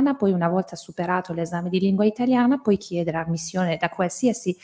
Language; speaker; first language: Italian; non-native, fluent; Persian